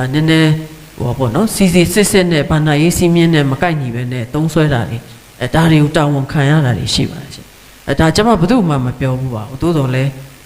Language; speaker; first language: Burmese; native; Burmese